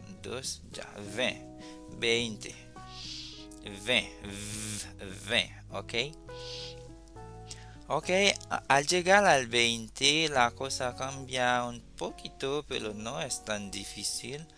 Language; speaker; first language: Spanish; non-native, fluent; Haitian Creole